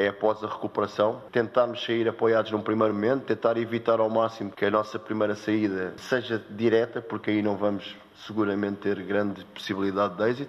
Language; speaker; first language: Portuguese; native; Portuguese